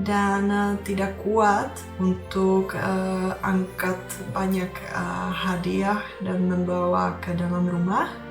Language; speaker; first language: Indonesian; non-native, fluent; Czech